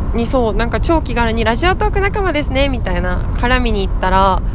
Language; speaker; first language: Japanese; native; Japanese